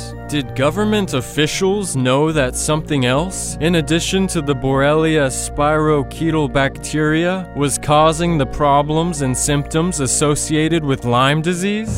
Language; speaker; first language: English; native; English